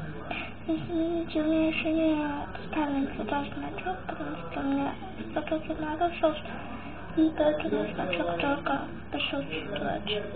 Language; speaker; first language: Russian; early bilingual, heritage; Russian